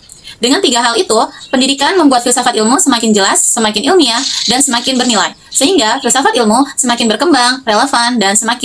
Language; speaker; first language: Indonesian; native; Indonesian